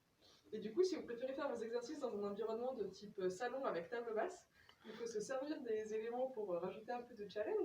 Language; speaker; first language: French; native; French